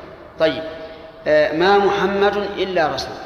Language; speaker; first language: Arabic; native; Arabic